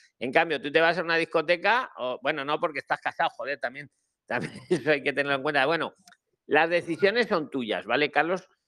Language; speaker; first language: Spanish; native; Spanish